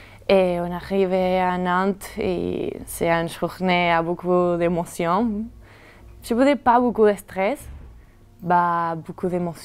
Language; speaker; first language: French; non-native, learner; Spanish